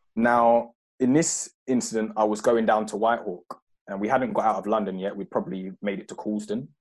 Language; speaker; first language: English; native; English